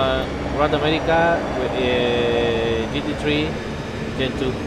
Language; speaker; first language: English; non-native, learner; Spanish